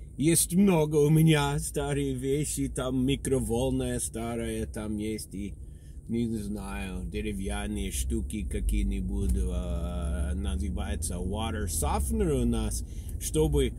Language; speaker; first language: Russian; non-native, fluent; English